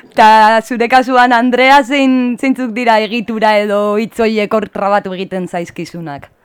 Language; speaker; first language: Basque; native; Basque